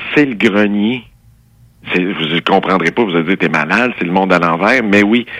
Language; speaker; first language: French; native; French